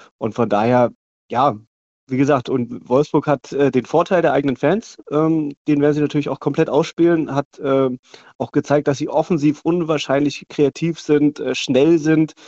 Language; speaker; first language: German; native; German